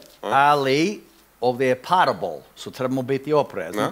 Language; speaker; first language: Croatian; non-native, fluent; English